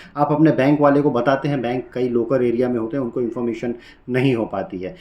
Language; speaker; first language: Hindi; native; Hindi